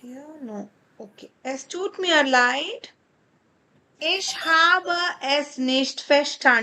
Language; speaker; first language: German; non-native, fluent; Kannada